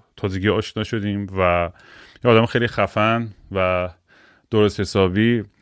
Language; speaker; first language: Persian; early bilingual, heritage; Persian